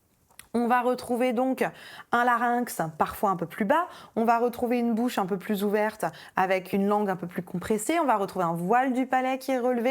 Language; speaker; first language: French; native; French